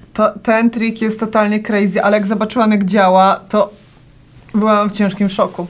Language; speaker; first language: Polish; native; Polish